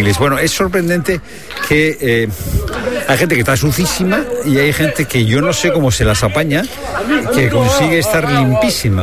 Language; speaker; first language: Spanish; native; Spanish